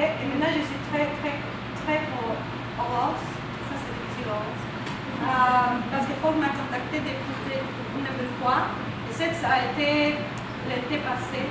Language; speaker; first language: French; non-native, fluent; Spanish